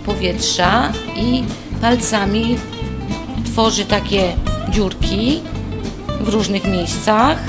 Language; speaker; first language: Polish; non-native, fluent; Italian